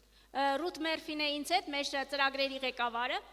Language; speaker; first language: Armenian; native; Armenian